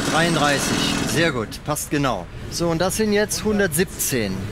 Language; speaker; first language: German; native; German